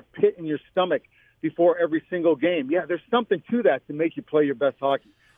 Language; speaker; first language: English; native; English